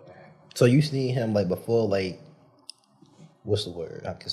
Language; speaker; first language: English; native; English